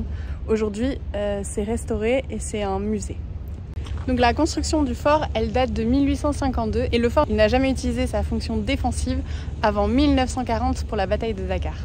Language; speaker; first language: French; native; French